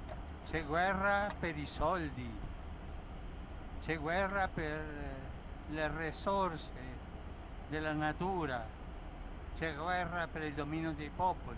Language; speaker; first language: Italian; early bilingual, heritage; Spanish